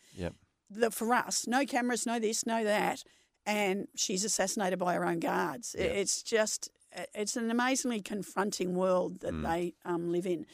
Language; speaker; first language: English; native; English